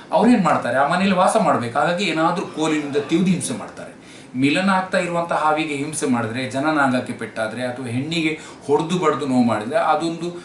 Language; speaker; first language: Kannada; native; Kannada